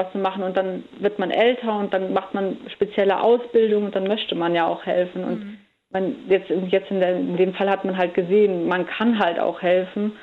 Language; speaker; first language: German; native; German